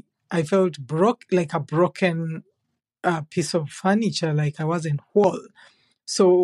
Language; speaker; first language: English; non-native, local second language; Ganda